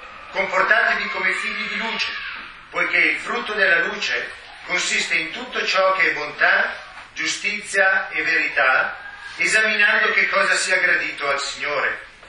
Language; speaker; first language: Italian; native; Italian